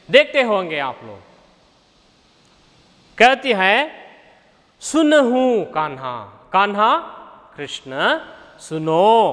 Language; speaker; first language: Hindi; non-native, local second language; Kannada